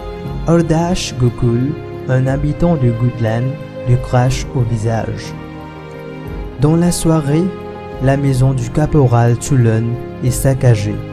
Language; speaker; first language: French; non-native, local second language; Morisyen